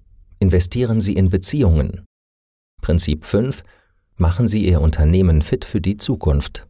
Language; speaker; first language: German; native; German